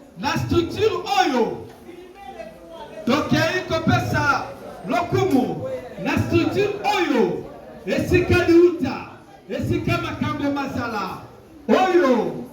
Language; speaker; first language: Lingala; native; Lingala